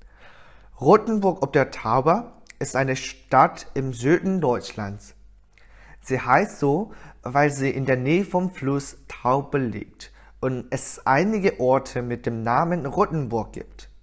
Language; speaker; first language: German; non-native, fluent; Korean